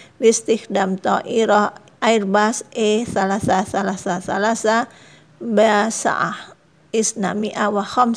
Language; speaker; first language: Arabic; non-native, learner; Indonesian